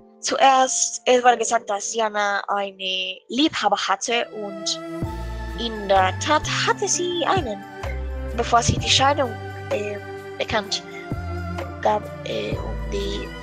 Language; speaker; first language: German; non-native, learner; Spanish